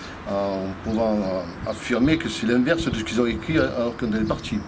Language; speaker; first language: French; native; French